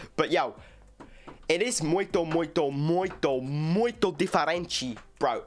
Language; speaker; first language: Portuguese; non-native, learner; English